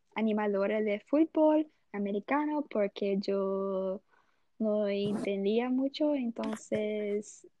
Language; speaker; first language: Spanish; non-native, learner; Portuguese